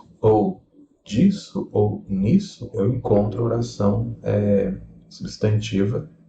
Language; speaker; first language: Portuguese; native; Portuguese